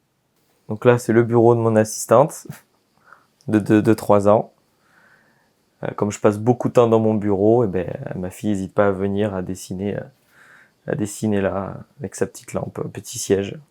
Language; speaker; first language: French; native; French